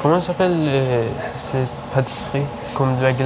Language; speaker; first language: French; non-native, learner; Persian